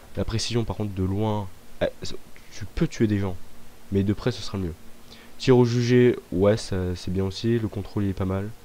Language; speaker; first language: French; native; French